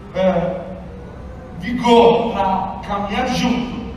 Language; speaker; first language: Portuguese; non-native, fluent; Italian